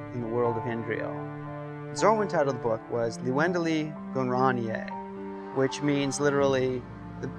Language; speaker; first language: English; native; English